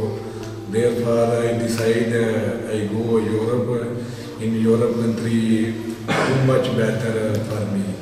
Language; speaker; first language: English; non-native, learner; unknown